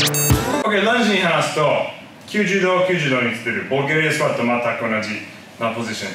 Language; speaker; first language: Japanese; non-native, fluent; English